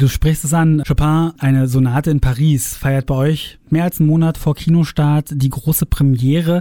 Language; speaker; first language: German; native; German